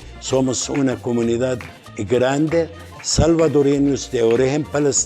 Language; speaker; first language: Spanish; non-native, fluent; Arabic